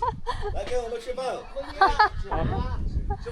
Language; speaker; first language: Chinese; native; Chinese